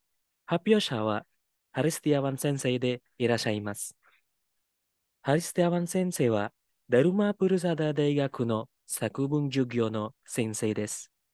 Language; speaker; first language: Japanese; non-native, fluent; Indonesian